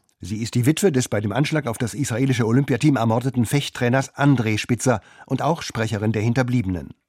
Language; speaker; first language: German; native; German